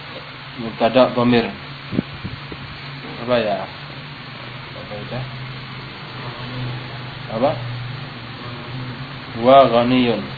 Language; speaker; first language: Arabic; non-native, fluent; Indonesian